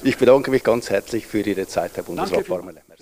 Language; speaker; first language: German; native; German